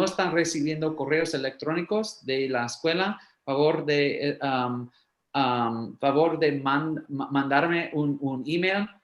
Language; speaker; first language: Spanish; early bilingual, heritage; English